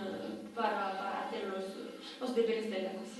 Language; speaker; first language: Spanish; non-native, learner; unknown